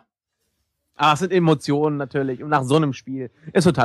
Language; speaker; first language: German; native; German